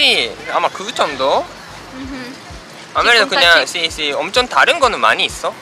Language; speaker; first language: Korean; non-native, fluent; Japanese